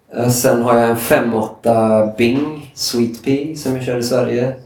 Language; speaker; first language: Swedish; native; Swedish